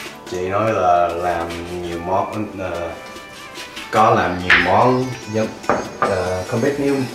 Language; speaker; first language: Vietnamese; early bilingual, other home language; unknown